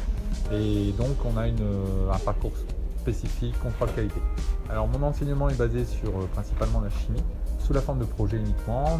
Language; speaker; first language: French; native; French